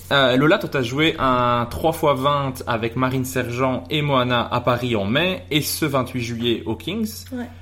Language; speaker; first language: French; native; French